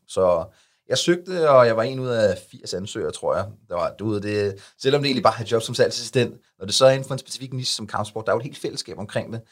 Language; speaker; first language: Danish; early bilingual, other home language; Arabic